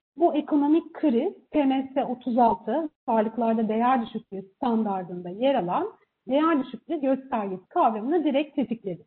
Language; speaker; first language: Turkish; native; Turkish